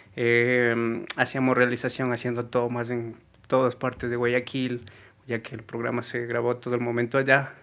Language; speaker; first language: Spanish; native; Spanish